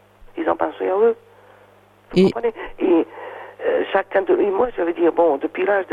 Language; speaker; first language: French; non-native, fluent; Portuguese